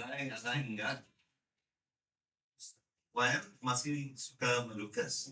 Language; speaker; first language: Indonesian; non-native, learner; English